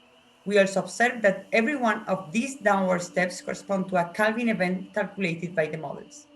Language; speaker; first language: English; non-native, fluent; Spanish